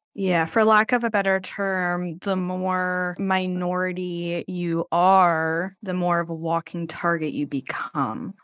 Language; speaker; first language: English; early bilingual, other home language; Norwegian